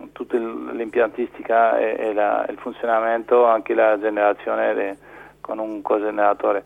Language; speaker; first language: Italian; non-native, fluent; Spanish